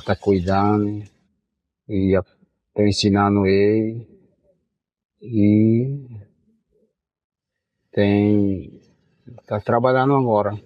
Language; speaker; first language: Portuguese; non-native, local second language; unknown